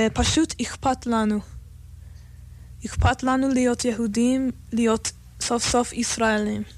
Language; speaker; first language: Hebrew; non-native, fluent; English